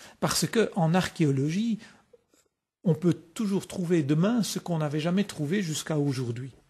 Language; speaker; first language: French; native; French